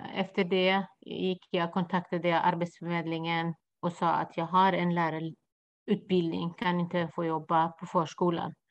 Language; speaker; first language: Swedish; non-native, fluent; Kurdish